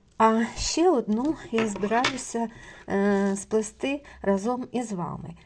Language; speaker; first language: Ukrainian; non-native, local second language; Russian